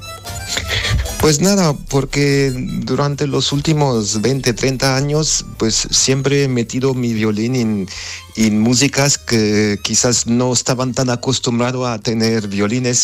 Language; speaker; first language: Spanish; non-native, fluent; Armenian